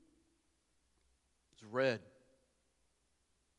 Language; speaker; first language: English; native; English